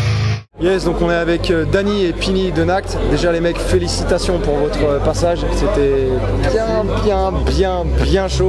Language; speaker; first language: French; native; French